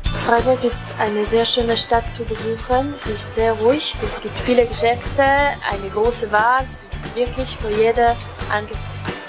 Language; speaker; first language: German; non-native, local second language; French